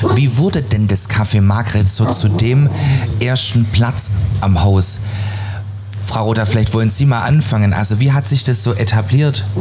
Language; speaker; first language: German; native; German